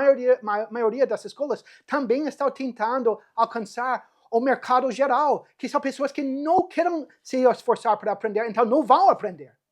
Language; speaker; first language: Portuguese; non-native, fluent; English